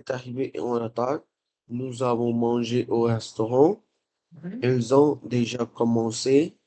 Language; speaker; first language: French; non-native, learner; Hindi